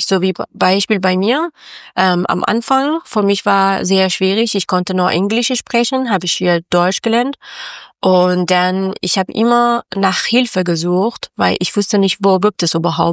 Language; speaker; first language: German; non-native, learner; Persian